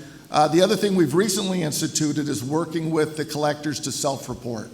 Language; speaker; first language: English; native; English